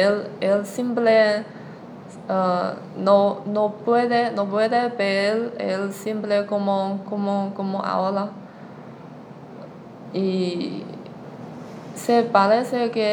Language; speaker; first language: Spanish; non-native, learner; Chinese